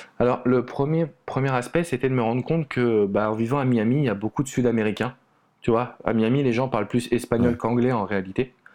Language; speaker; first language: French; native; French